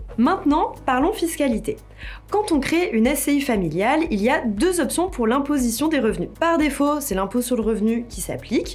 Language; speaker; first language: French; native; French